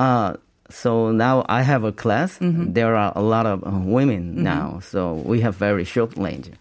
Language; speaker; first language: English; non-native, learner; Korean